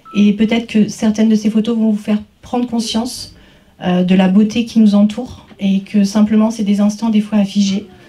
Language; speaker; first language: French; native; French